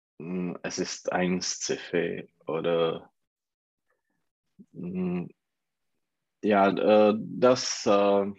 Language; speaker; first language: German; non-native, learner; Czech